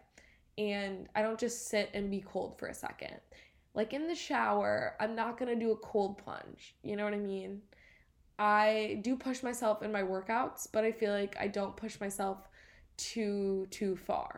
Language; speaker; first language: English; native; English